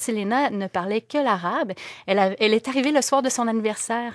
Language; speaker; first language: French; native; French